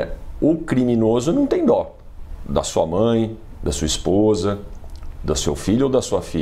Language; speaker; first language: Portuguese; native; Portuguese